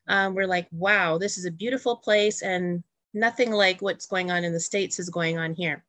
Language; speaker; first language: English; native; English